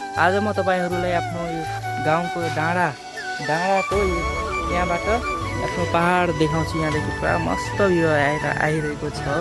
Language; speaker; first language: Nepali; non-native, local second language; Rana Tharu